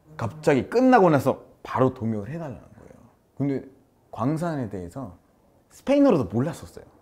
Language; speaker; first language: Korean; non-native, fluent; Spanish